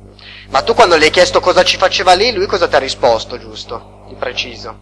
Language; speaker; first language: Italian; native; Italian